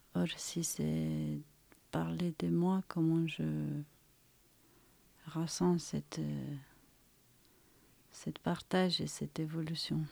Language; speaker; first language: French; non-native, fluent; Romanian